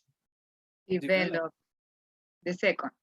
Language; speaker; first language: English; non-native, learner; Spanish